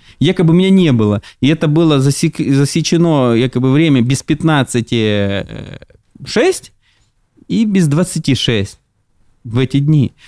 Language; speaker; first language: Russian; native; Russian